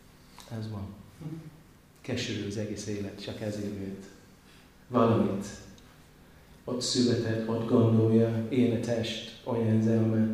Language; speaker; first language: Hungarian; non-native, learner; English